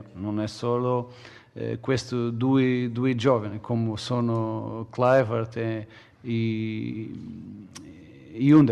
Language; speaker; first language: Italian; non-native, learner; Portuguese